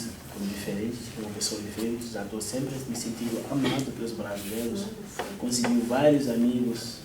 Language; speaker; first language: Portuguese; non-native, fluent; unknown